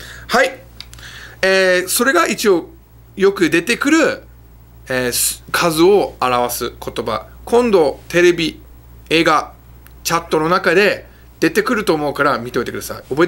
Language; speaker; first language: Japanese; early bilingual, heritage; Japanese